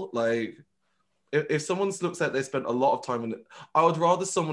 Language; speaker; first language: English; non-native, local second language; Vietnamese